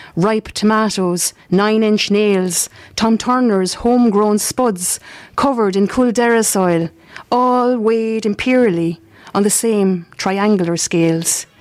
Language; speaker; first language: English; native; English